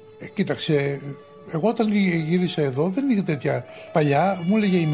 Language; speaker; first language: Greek; native; Greek